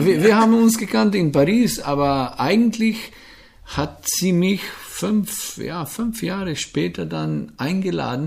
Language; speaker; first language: German; non-native, fluent; Slovenian